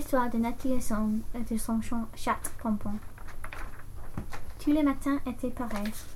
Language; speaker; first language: French; non-native, learner; English